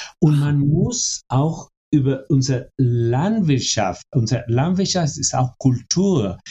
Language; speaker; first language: German; non-native, fluent; Spanish